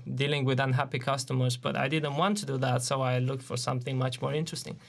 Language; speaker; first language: English; non-native, fluent; Romanian